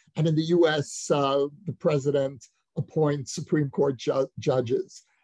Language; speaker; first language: English; native; English